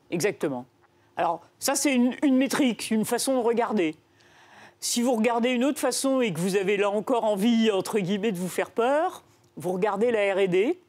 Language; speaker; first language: French; native; French